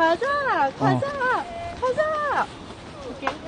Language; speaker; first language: Korean; non-native, learner; Japanese